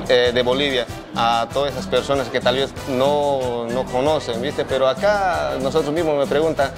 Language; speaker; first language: Spanish; native; Spanish